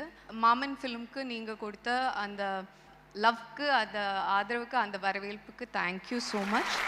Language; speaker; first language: Tamil; non-native, local second language; Malayalam